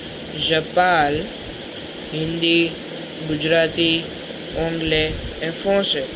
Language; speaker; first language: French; non-native, learner; Gujarati